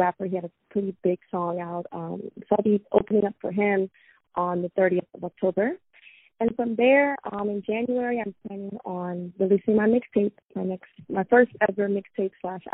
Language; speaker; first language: English; native; English